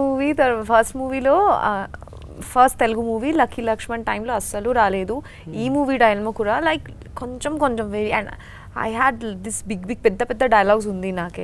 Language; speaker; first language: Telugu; non-native, learner; Bangla